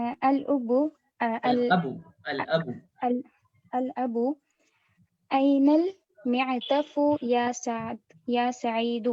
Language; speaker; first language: Arabic; non-native, learner; Urdu